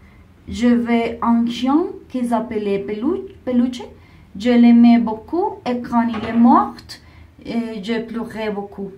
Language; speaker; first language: French; non-native, learner; Spanish